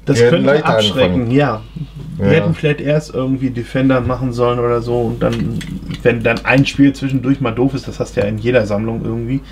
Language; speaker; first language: German; native; German